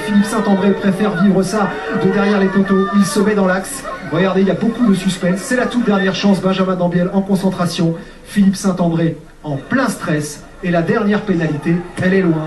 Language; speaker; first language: French; native; French